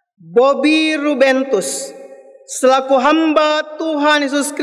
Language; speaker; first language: Indonesian; native; Indonesian